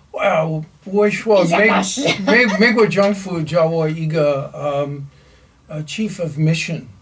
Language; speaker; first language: Chinese; non-native, learner; English